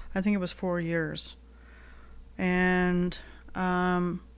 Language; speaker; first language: English; native; English